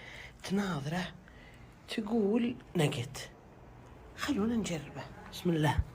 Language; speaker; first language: Arabic; native; Arabic